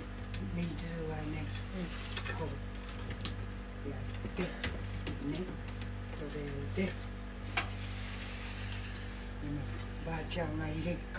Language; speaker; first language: Japanese; native; Japanese